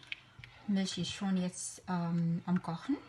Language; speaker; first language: German; non-native, fluent; Arabic